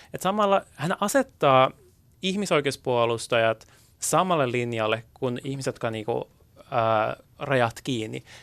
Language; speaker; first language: Finnish; early bilingual, other home language; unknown